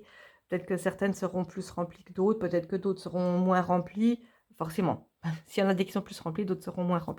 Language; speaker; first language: French; native; French